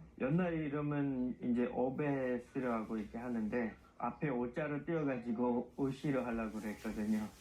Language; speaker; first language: Korean; non-native, fluent; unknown